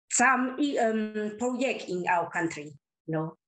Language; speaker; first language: English; non-native, learner; Lao